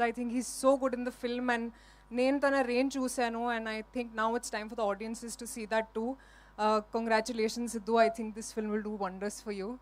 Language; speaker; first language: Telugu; non-native, fluent; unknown